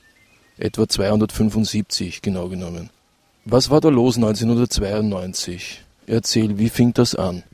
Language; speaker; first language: German; native; German